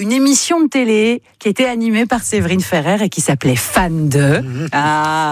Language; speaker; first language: French; native; French